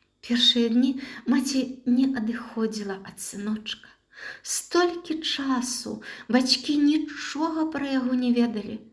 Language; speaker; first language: Belarusian; native; Belarusian